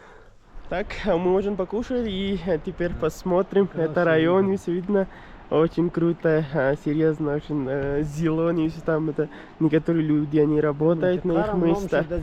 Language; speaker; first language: Russian; non-native, learner; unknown